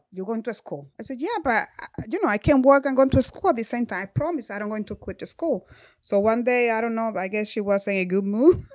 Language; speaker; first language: English; non-native, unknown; Spanish